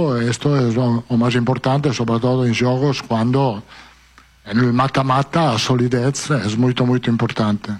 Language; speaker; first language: Portuguese; non-native, fluent; Italian